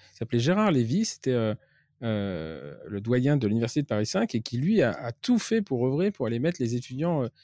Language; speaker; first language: French; native; French